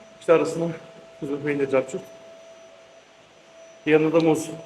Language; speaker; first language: Turkish; native; Turkish